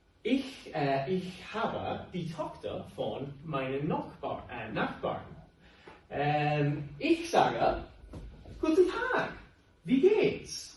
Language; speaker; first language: German; non-native, fluent; English